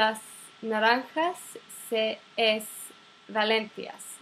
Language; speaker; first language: Spanish; non-native, learner; English